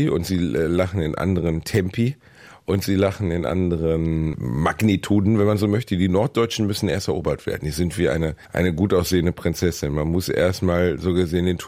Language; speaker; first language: German; native; German